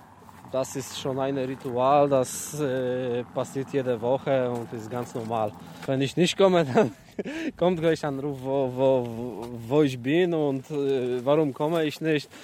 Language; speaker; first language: German; non-native, learner; Polish